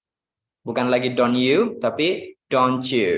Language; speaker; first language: English; non-native, fluent; Indonesian